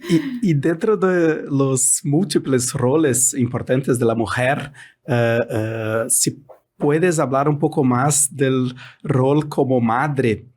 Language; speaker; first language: Spanish; non-native, fluent; Portuguese